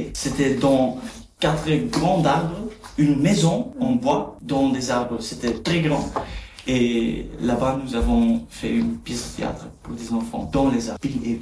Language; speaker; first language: French; non-native, learner; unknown